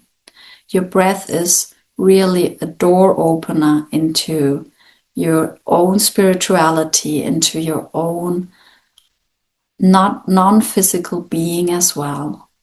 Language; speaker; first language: English; non-native, fluent; German